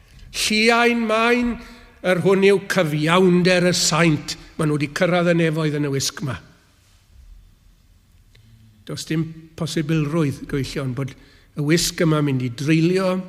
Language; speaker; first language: Welsh; native; Welsh